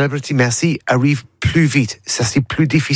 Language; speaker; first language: French; non-native, learner; English